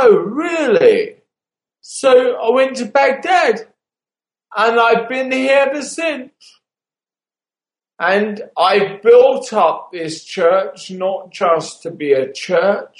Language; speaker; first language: English; native; English